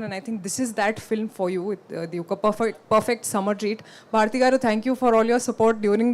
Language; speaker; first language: Telugu; non-native, local second language; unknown